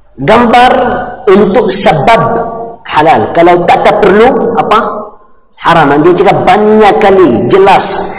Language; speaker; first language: Malay; non-native, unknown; Arabic